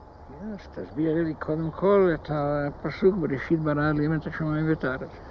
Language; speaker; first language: Hebrew; non-native, fluent; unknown